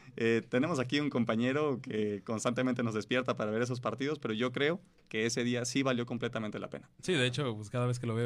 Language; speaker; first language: Spanish; native; Spanish